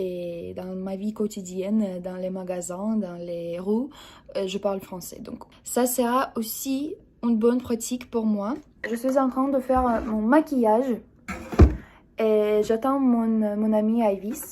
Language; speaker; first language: French; non-native, fluent; Russian